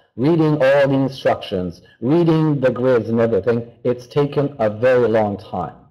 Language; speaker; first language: English; non-native, fluent; French